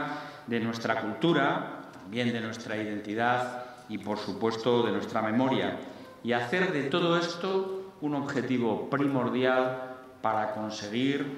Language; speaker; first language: Spanish; native; Spanish